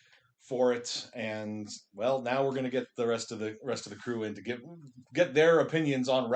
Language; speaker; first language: English; native; English